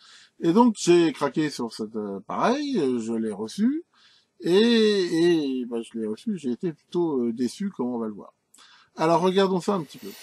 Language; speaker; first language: French; native; French